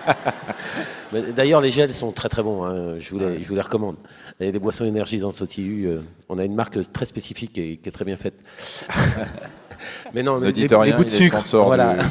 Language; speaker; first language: French; native; French